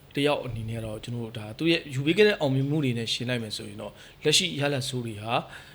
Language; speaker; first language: Burmese; native; Burmese